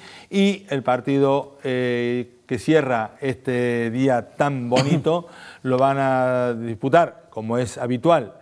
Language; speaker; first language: Spanish; native; Spanish